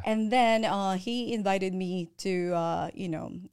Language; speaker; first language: English; non-native, local second language; Filipino